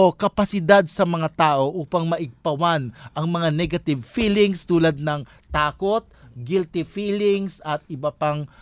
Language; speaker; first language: Filipino; native; Filipino